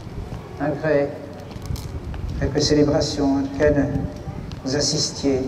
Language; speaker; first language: French; native; French